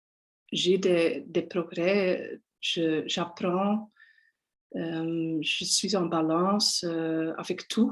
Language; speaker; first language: French; non-native, local second language; Dutch